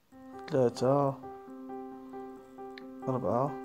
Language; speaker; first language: Arabic; native; Arabic